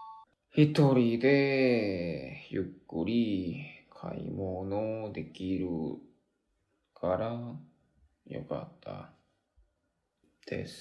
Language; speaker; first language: Japanese; non-native, learner; Korean